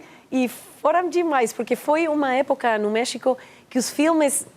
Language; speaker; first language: Portuguese; non-native, fluent; Spanish